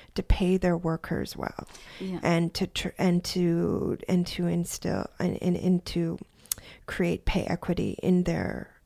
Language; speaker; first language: English; native; English